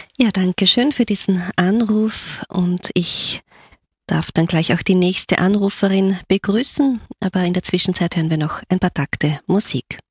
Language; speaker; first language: German; native; German